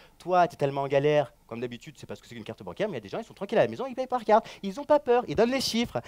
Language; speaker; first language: French; native; French